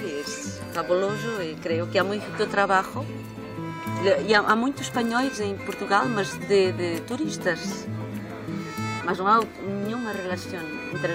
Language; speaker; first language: Spanish; non-native, learner; Portuguese